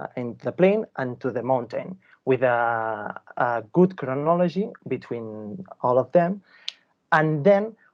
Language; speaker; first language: English; non-native, fluent; Catalan